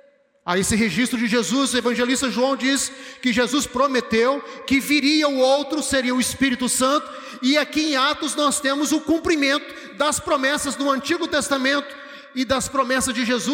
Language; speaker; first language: Portuguese; native; Portuguese